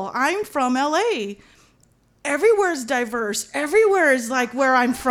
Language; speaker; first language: English; native; English